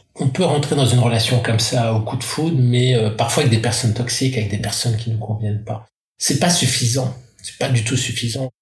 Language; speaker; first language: French; native; French